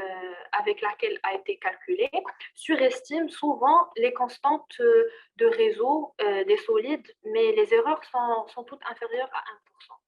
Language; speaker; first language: French; non-native, local second language; Arabic